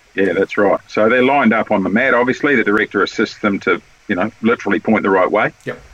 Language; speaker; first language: English; native; English